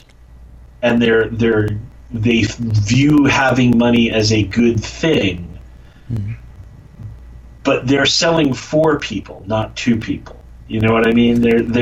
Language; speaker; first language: English; native; English